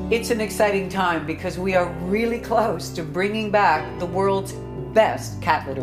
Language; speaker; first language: English; native; English